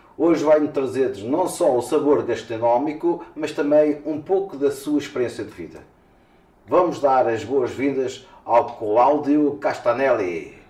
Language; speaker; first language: Portuguese; native; Portuguese